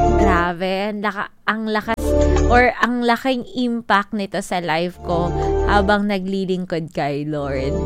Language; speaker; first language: Filipino; non-native, local second language; Cebuano